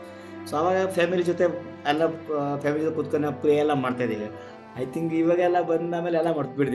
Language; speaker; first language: Kannada; non-native, local second language; Gujarati